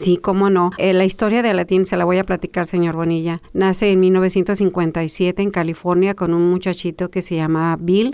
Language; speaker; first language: Spanish; native; Spanish